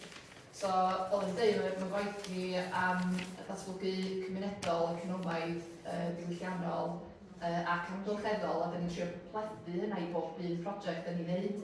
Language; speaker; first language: Welsh; native; Welsh